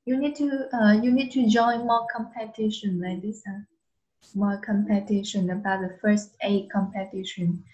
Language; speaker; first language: English; non-native, fluent; Vietnamese